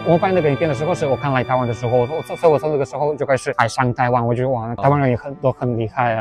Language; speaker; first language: Chinese; non-native, fluent; Russian